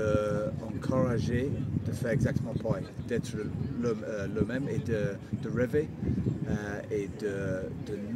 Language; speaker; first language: French; non-native, fluent; English